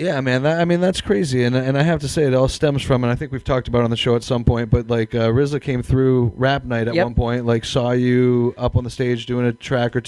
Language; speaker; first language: English; native; English